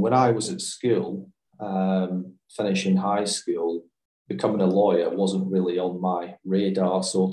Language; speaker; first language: English; native; English